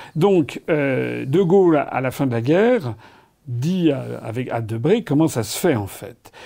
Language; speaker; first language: French; native; French